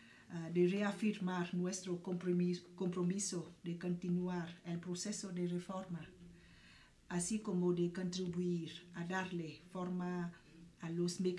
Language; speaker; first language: Spanish; non-native, fluent; Vietnamese